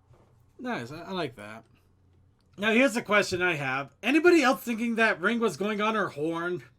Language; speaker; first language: English; native; English